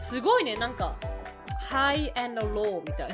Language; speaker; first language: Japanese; non-native, fluent; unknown